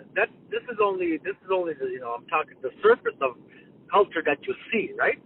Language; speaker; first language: English; non-native, fluent; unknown